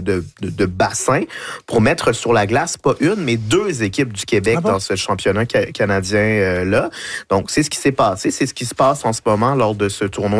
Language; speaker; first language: French; native; French